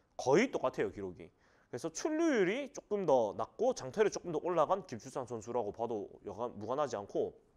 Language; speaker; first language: Korean; native; Korean